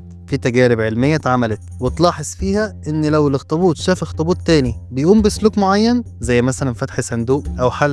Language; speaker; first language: Arabic; native; Arabic